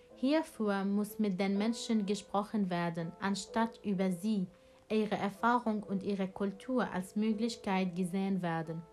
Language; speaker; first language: German; non-native, fluent; Arabic